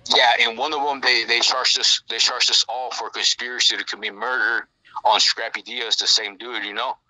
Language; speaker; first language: English; native; English